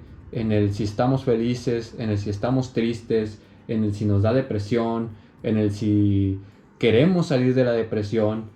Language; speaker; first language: Spanish; native; Spanish